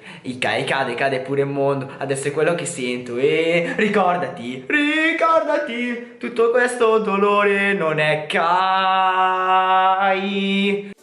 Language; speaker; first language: Italian; native; Italian